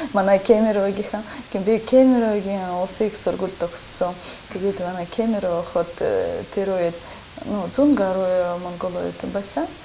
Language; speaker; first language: Mongolian; non-native, fluent; Russian